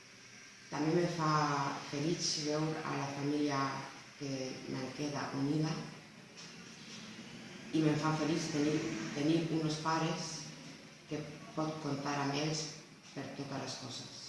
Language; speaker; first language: Catalan; non-native, learner; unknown